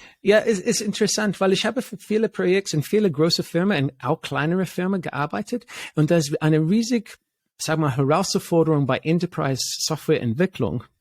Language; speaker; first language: German; non-native, fluent; English